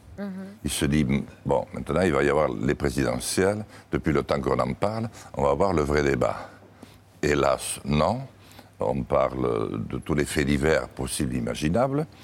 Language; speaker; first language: French; native; French